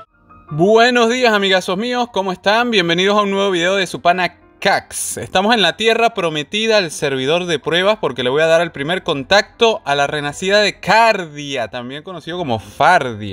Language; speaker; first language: Spanish; native; Spanish